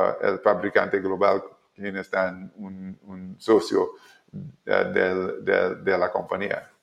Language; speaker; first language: Spanish; non-native, learner; English